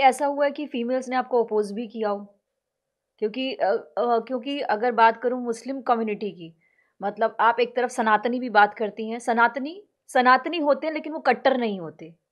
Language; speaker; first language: Hindi; native; Hindi